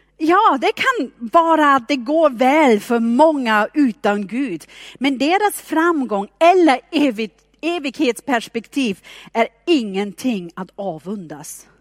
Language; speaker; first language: Swedish; non-native, fluent; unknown